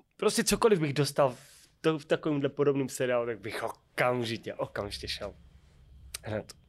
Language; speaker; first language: Czech; native; Czech